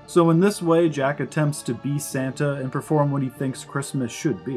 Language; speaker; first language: English; native; English